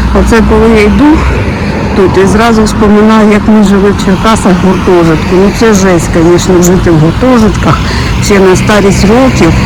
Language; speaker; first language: Ukrainian; non-native, local second language; Russian